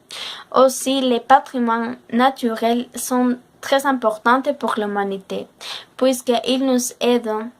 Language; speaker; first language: French; non-native, learner; Spanish